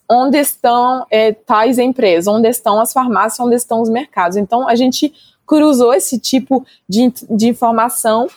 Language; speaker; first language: Portuguese; non-native, fluent; French